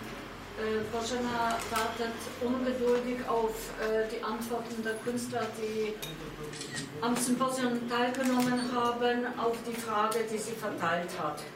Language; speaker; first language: German; non-native, fluent; Polish